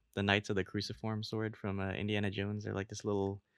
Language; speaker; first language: English; early bilingual, other home language; Filipino